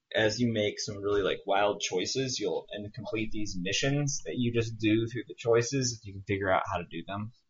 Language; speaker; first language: English; native; English